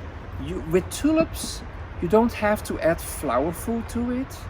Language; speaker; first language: English; non-native, fluent; Dutch